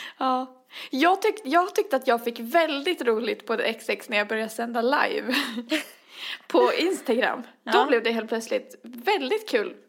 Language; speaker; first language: Swedish; native; Swedish